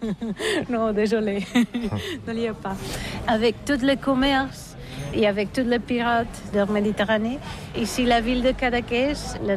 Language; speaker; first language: French; non-native, learner; Catalan